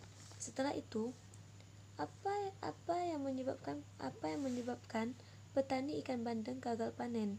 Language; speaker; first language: Indonesian; non-native, local second language; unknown